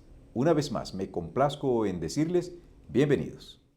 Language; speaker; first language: Spanish; native; Spanish